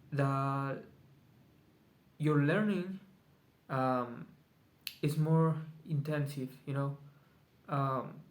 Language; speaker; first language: English; non-native, learner; Spanish